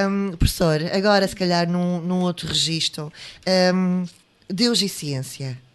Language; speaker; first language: Portuguese; native; Portuguese